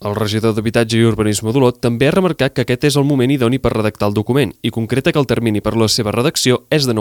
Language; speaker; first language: Catalan; native; Catalan